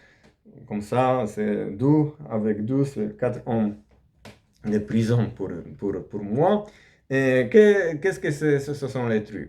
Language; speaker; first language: French; non-native, learner; Polish